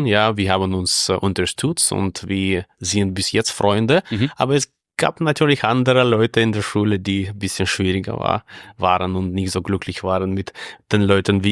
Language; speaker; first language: German; non-native, fluent; Russian